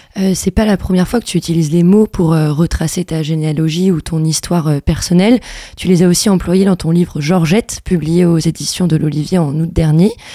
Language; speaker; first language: French; native; French